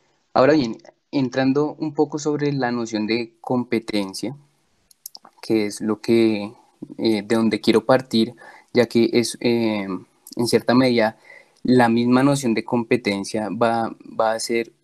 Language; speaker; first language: Spanish; native; Spanish